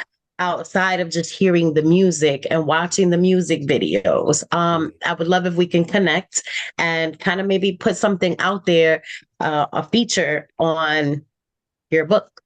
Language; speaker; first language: English; native; English